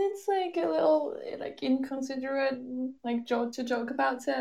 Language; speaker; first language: English; non-native, fluent; Chinese